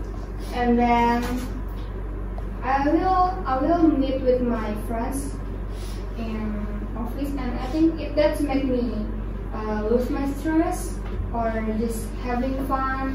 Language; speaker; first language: English; non-native, learner; Indonesian